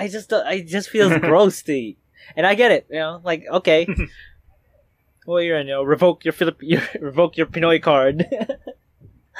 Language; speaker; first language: English; non-native, local second language; Filipino